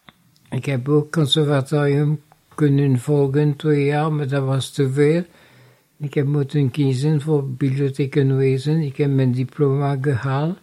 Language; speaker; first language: Dutch; non-native, fluent; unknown